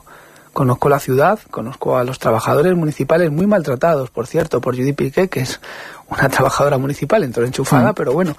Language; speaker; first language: Spanish; native; Spanish